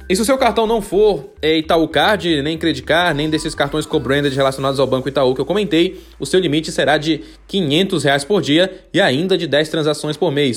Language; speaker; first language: Portuguese; native; Portuguese